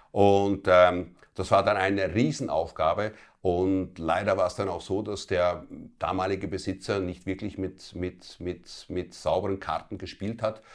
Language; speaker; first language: German; early bilingual, other home language; Italian